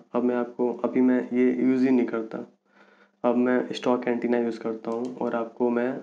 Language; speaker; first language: Hindi; native; Hindi